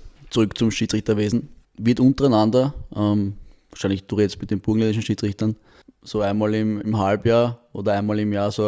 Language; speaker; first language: German; native; German